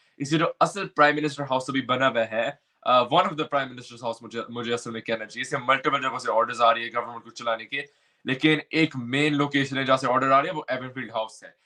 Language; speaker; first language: Urdu; early bilingual, heritage; Urdu